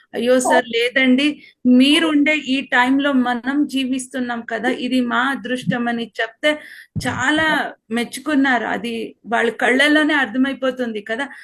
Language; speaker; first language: Telugu; non-native, local second language; Kannada